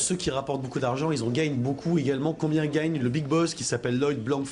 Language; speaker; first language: French; native; French